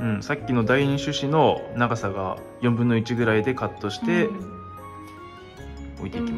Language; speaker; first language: Japanese; native; Japanese